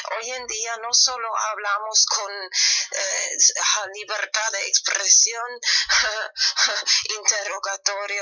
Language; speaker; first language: Spanish; non-native, fluent; German